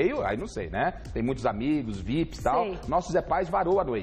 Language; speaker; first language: Portuguese; native; Portuguese